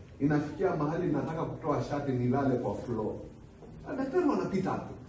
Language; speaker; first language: Swahili; non-native, local second language; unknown